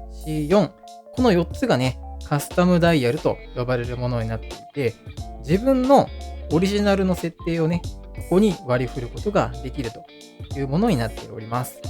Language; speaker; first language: Japanese; native; Japanese